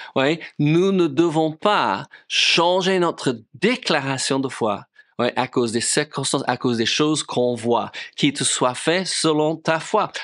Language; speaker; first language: French; non-native, fluent; English